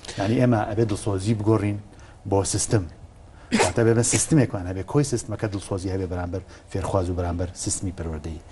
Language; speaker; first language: Central Kurdish; native; Central Kurdish